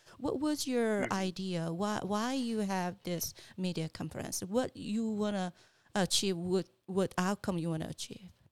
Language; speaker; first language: English; non-native, fluent; Korean